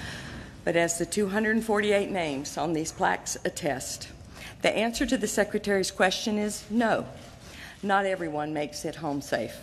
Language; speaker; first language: English; native; English